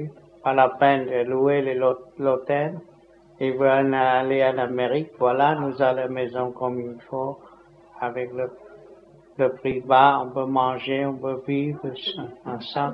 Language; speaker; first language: French; non-native, learner; Vietnamese